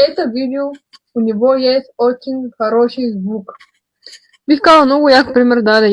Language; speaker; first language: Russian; non-native, learner; Bulgarian